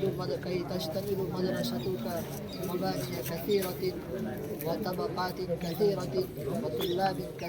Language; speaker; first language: Arabic; non-native, learner; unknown